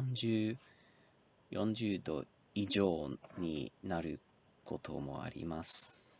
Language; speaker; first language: Japanese; non-native, learner; English